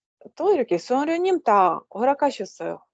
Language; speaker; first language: Korean; non-native, learner; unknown